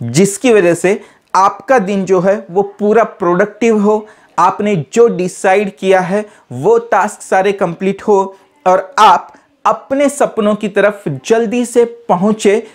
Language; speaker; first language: Hindi; non-native, local second language; Marathi